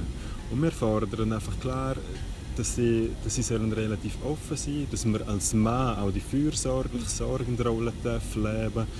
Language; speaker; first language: German; native; German